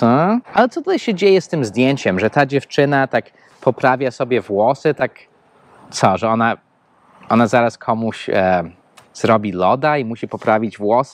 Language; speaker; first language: Polish; non-native, fluent; English